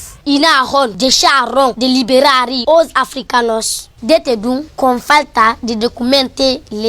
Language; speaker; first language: Portuguese; non-native, learner; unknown